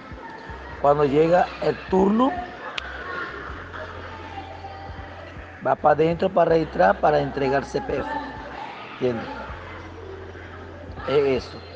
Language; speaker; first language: Spanish; non-native, local second language; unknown